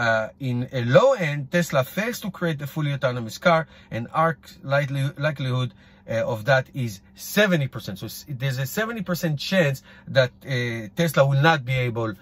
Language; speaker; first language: English; non-native, fluent; Hebrew